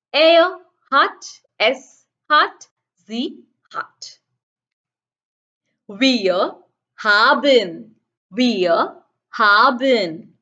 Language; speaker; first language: German; non-native, fluent; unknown